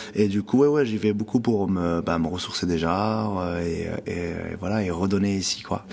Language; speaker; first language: French; non-native, local second language; Arabic